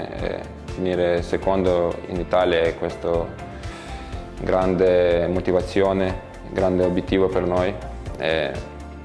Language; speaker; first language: Italian; non-native, learner; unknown